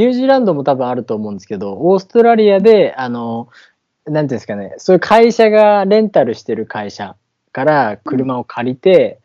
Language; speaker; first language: Japanese; native; Japanese